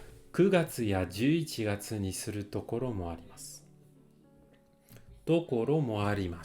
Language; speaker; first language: Japanese; non-native, fluent; French